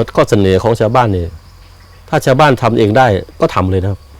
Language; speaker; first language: Thai; native; Thai